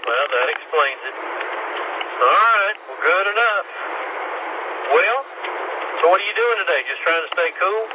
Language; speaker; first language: English; native; English